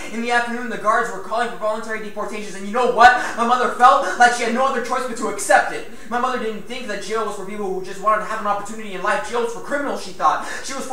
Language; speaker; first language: English; early bilingual, other home language; Spanish